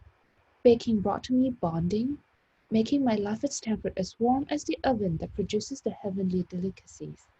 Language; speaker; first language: English; non-native, fluent; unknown